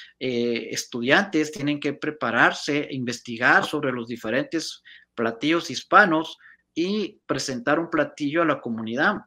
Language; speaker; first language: Spanish; native; Spanish